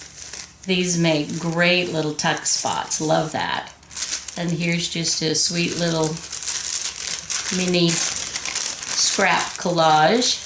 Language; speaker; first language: English; native; English